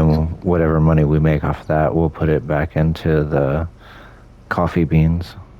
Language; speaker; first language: English; native; English